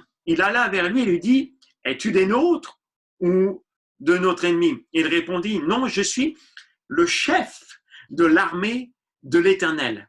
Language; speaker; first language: French; native; French